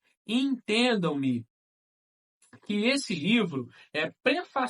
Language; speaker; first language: Portuguese; native; Portuguese